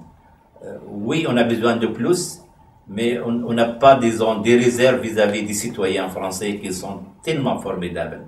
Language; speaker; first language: French; non-native, fluent; Arabic